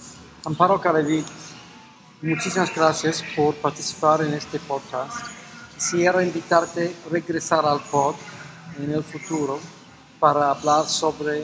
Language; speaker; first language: Spanish; non-native, fluent; English